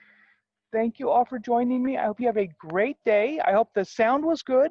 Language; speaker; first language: English; native; English